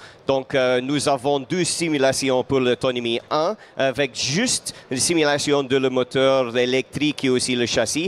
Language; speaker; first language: French; non-native, fluent; English